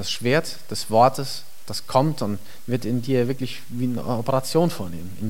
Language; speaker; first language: German; native; German